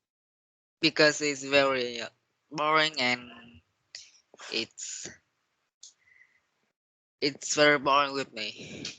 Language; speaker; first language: English; non-native, learner; Vietnamese